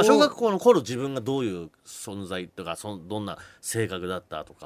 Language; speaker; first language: Japanese; native; Japanese